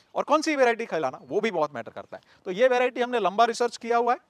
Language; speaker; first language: Hindi; non-native, local second language; Gujarati